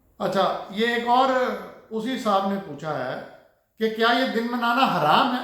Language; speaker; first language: Urdu; native; Urdu